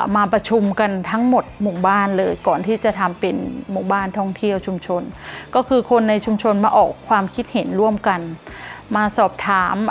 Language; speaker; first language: Thai; native; Thai